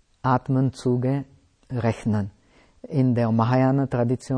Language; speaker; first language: German; non-native, fluent; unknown